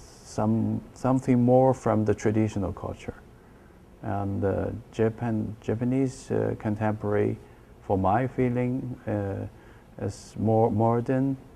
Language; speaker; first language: English; non-native, learner; Chinese